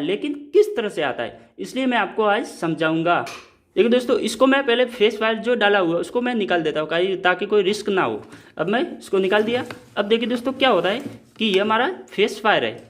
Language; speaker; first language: Hindi; native; Hindi